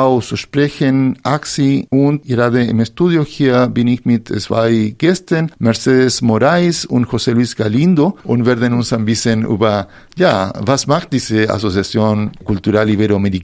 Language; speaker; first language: German; non-native, fluent; Spanish